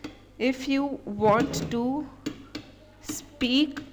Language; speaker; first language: English; non-native, local second language; Hindi